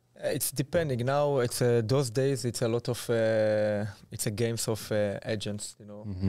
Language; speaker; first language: English; non-native, fluent; Hebrew